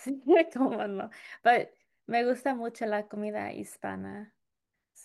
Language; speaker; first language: Spanish; non-native, fluent; English